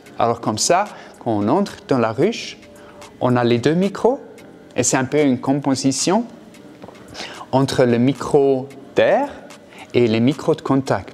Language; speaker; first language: French; non-native, fluent; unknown